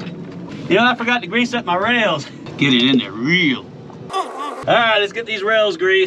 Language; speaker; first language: English; native; English